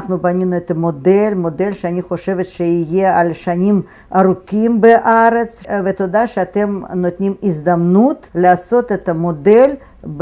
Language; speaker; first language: Hebrew; non-native, fluent; Russian